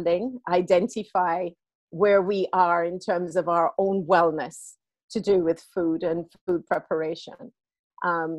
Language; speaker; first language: English; native; English